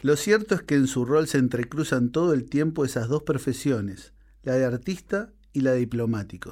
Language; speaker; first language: Spanish; native; Spanish